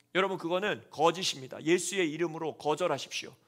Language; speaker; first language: Korean; native; Korean